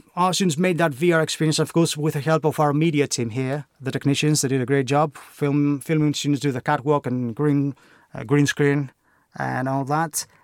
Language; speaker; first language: English; non-native, fluent; Greek